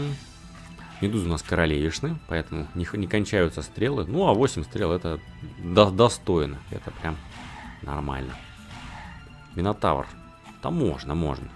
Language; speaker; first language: Russian; native; Russian